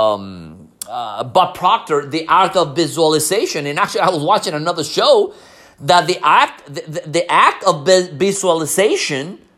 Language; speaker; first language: English; non-native, fluent; Spanish